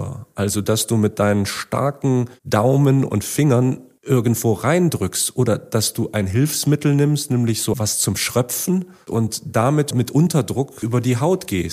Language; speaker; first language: German; native; German